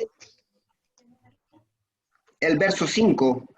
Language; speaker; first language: Spanish; native; Spanish